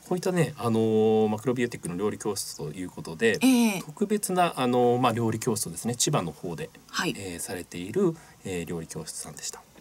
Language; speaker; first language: Japanese; native; Japanese